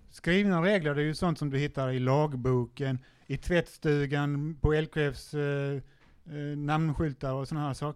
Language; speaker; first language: Swedish; native; Swedish